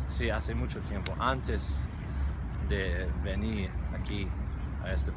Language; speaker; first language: Spanish; non-native, fluent; English